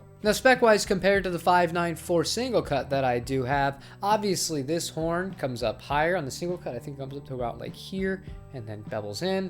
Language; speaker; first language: English; native; English